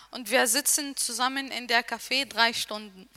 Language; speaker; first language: German; non-native, learner; Arabic